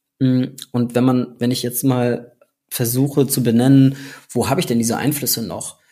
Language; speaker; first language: German; native; German